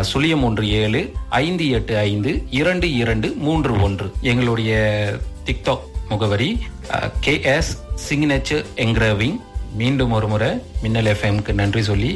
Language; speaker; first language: Tamil; early bilingual, heritage; Tamil